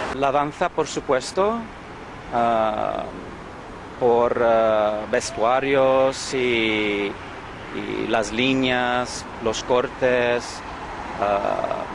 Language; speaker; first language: Spanish; early bilingual, heritage; English